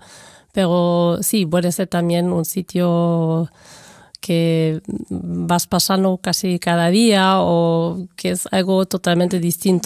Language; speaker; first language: Spanish; non-native, fluent; German